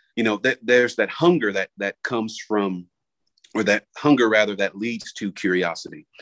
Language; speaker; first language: English; native; English